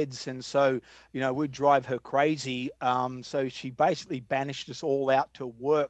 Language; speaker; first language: English; native; English